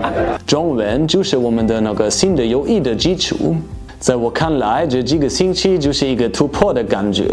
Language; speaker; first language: Chinese; non-native, fluent; German